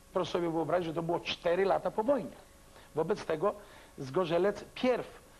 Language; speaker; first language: Polish; early bilingual, other home language; Greek